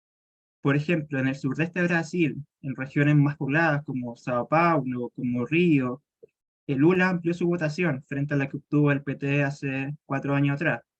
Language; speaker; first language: Spanish; native; Spanish